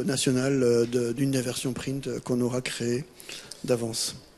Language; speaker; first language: French; native; French